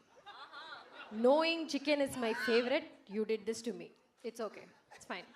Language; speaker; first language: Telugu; non-native, learner; Malayalam